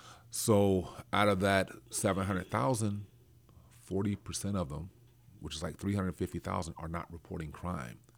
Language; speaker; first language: English; native; English